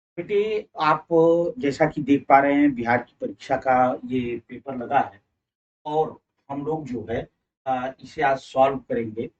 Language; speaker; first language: Hindi; native; Hindi